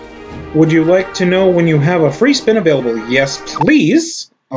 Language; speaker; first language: English; native; English